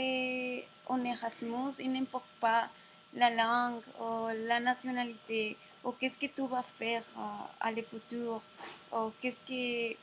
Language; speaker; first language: French; non-native, learner; Spanish